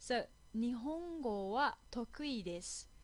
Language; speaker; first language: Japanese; non-native, fluent; English